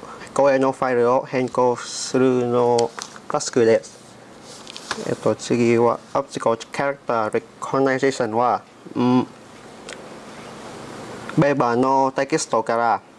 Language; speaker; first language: Japanese; non-native, learner; Vietnamese